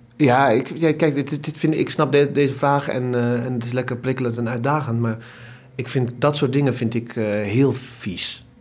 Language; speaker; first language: Dutch; early bilingual, other home language; Turkish